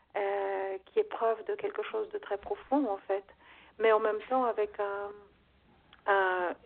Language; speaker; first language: French; non-native, fluent; Portuguese